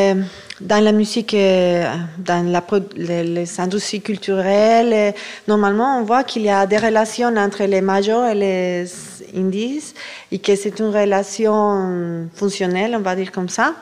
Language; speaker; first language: French; non-native, fluent; Spanish